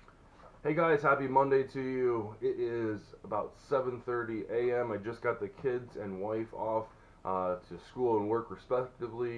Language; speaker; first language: English; native; English